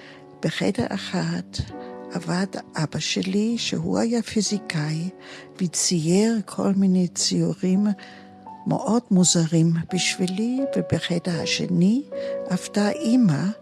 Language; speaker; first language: Hebrew; non-native, fluent; German